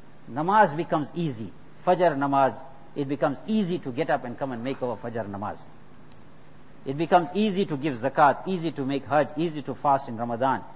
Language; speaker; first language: English; native; English